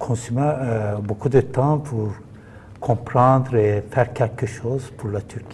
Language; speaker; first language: French; non-native, fluent; Turkish